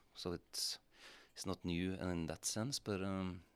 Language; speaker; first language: English; non-native, fluent; Norwegian